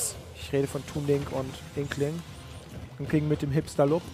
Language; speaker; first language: German; native; German